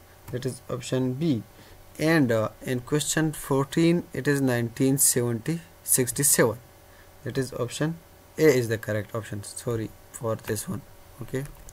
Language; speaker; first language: English; non-native, local second language; Urdu